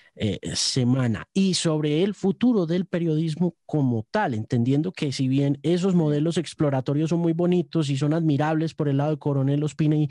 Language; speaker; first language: Spanish; native; Spanish